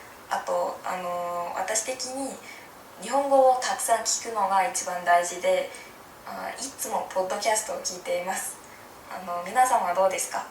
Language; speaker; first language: Japanese; non-native, learner; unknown